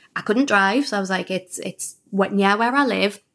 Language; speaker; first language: English; native; English